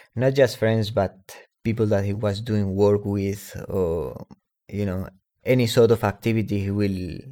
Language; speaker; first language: English; non-native, fluent; Spanish